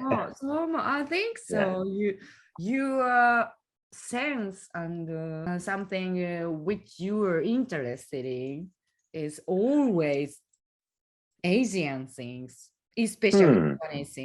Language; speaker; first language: English; non-native, learner; Japanese